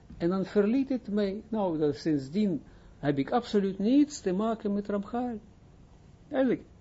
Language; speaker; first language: Dutch; non-native, fluent; Hebrew